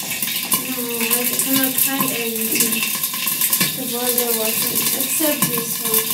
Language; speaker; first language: English; non-native, learner; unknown